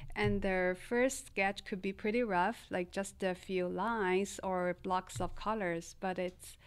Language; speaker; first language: English; non-native, fluent; Chinese